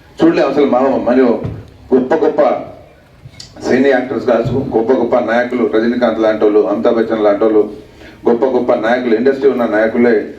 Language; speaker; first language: Telugu; non-native, local second language; Lambadi